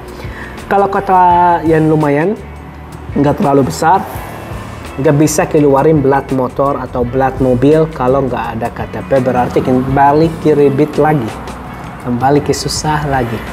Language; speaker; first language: Indonesian; non-native, fluent; Arabic